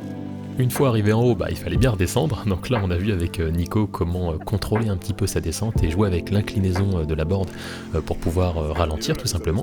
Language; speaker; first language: French; native; French